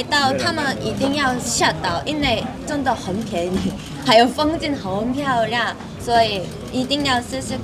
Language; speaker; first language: Chinese; non-native, learner; Korean